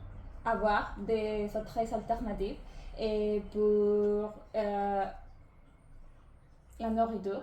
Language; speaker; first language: French; non-native, learner; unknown